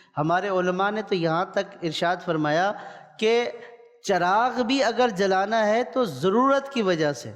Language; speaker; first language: Urdu; native; Urdu